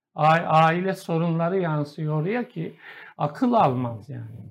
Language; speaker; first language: Turkish; native; Turkish